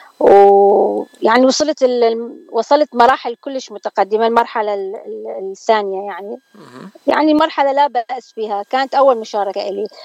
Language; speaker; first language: Arabic; native; Arabic